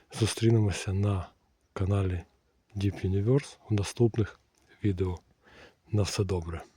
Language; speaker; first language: Ukrainian; non-native, local second language; Russian